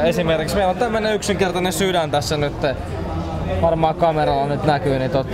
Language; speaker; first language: Finnish; native; Finnish